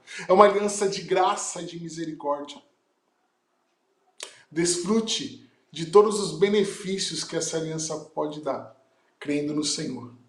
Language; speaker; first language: Portuguese; native; Portuguese